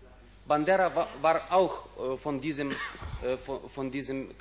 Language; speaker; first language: German; non-native, fluent; Ukrainian